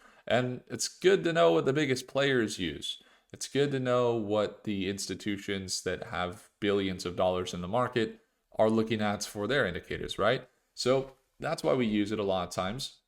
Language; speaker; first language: English; native; English